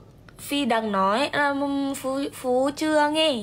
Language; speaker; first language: Vietnamese; non-native, learner; Indonesian